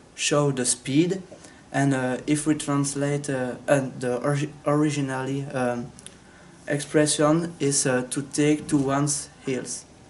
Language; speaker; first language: English; non-native, learner; French